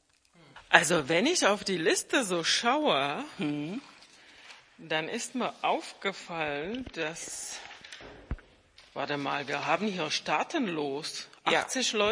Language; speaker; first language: German; non-native, fluent; Czech